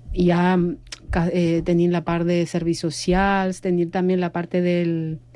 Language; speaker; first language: Catalan; non-native, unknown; Spanish